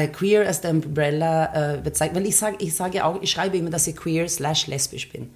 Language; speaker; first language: German; non-native, fluent; Finnish